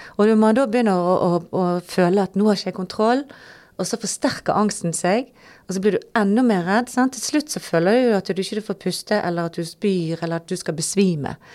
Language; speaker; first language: Norwegian; native; Norwegian